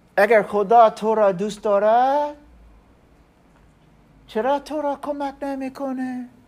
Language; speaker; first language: Persian; non-native, learner; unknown